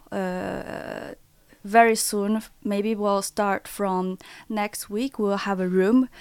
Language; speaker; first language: English; non-native, learner; Chinese